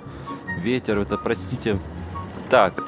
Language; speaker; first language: Russian; native; Russian